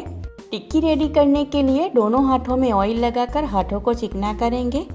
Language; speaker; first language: Hindi; non-native, local second language; Gujarati